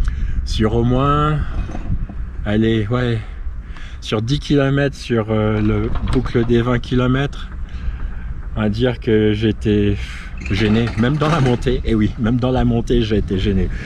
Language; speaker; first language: French; native; French